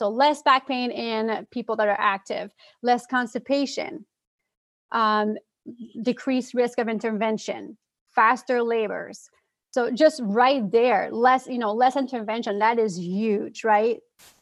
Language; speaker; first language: English; non-native, fluent; French